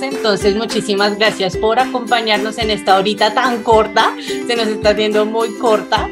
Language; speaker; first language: Spanish; native; Spanish